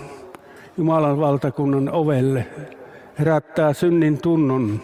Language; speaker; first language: Finnish; native; Finnish